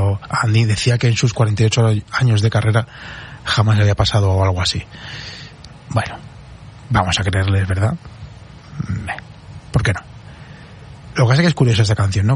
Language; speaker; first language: Spanish; native; Spanish